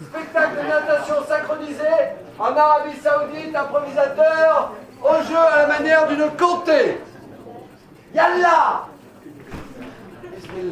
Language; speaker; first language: French; native; French